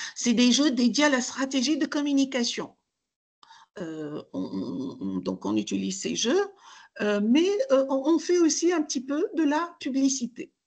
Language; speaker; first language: French; non-native, local second language; Arabic